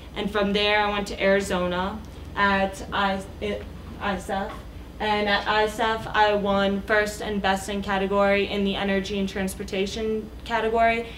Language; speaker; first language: English; native; English